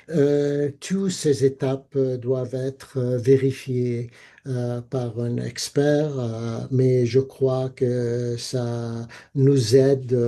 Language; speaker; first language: French; non-native, fluent; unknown